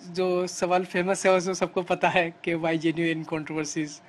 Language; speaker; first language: Hindi; native; Hindi